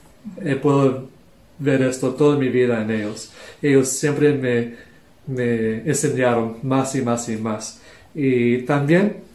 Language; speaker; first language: Spanish; non-native, local second language; English